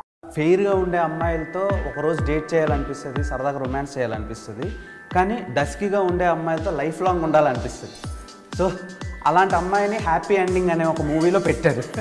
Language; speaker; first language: Telugu; native; Telugu